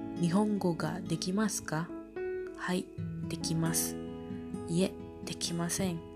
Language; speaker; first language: Japanese; non-native, learner; Indonesian